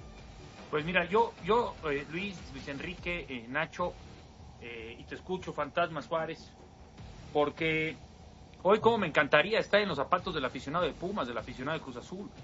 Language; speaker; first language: Spanish; native; Spanish